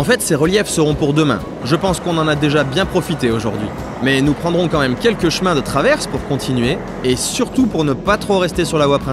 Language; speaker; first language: French; native; French